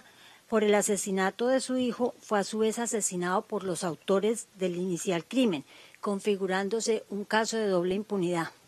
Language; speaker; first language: Spanish; native; Spanish